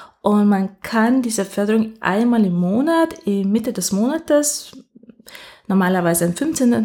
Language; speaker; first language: German; non-native, fluent; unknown